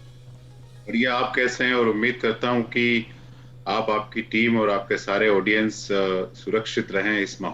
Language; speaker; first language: Hindi; native; Hindi